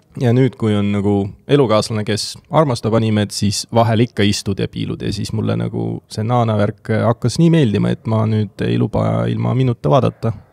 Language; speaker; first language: Estonian; non-native, local second language; Russian